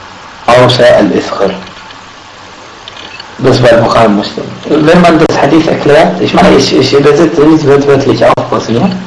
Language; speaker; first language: German; non-native, fluent; Arabic